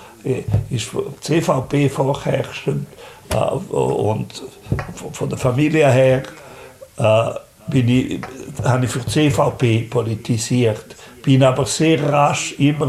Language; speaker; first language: German; native; German